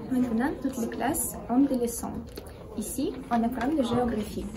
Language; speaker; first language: French; non-native, learner; Russian